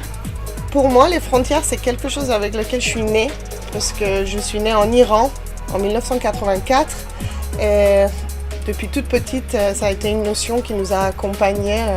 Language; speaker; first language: French; non-native, fluent; Persian